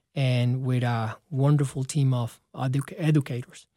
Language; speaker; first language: English; non-native, fluent; Spanish